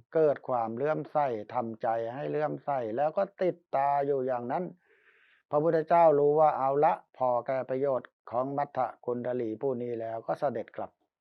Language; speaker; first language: Thai; native; Thai